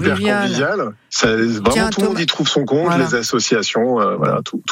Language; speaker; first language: French; native; French